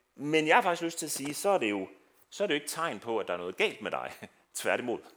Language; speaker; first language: Danish; native; Danish